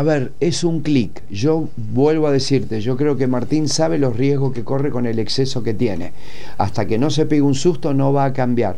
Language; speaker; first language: Spanish; native; Spanish